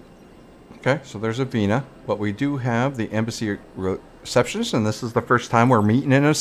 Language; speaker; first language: English; native; English